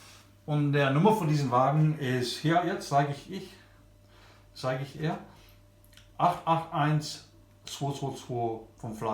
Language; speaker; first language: German; non-native, learner; English